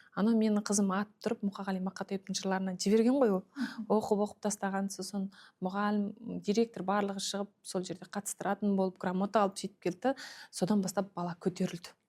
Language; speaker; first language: Kazakh; early bilingual, heritage; Kazakh